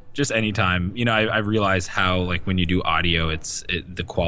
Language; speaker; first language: English; native; English